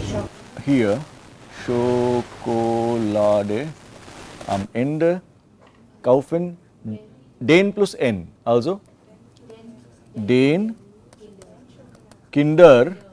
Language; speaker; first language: German; non-native, fluent; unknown